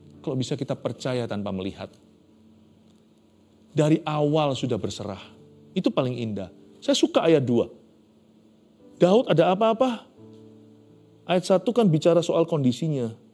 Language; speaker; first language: Indonesian; native; Indonesian